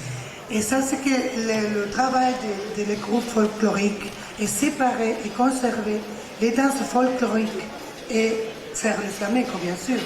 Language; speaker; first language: French; non-native, learner; Spanish